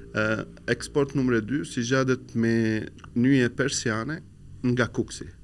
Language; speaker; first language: Albanian; non-native, learner; Arabic